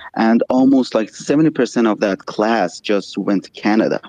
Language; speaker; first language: English; non-native, fluent; Persian